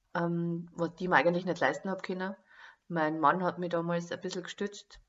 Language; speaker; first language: German; native; German